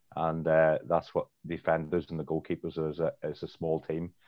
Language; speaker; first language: English; native; English